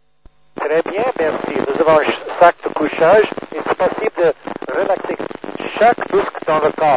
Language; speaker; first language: French; non-native, learner; English